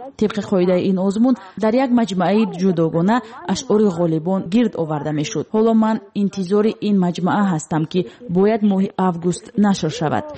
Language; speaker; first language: Tajik; early bilingual, heritage; Tajik